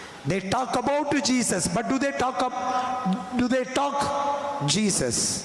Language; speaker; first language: English; non-native, local second language; Tamil